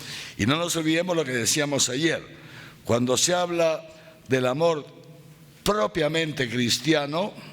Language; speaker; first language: Spanish; native; Spanish